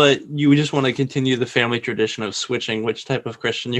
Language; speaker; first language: English; native; English